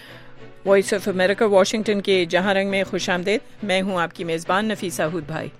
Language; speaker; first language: Urdu; native; Urdu